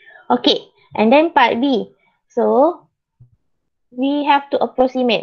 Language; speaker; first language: English; non-native, local second language; Malay